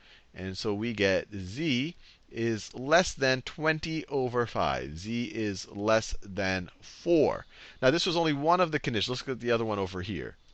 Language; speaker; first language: English; native; English